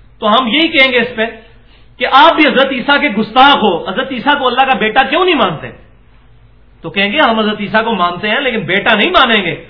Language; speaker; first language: Urdu; non-native, local second language; Punjabi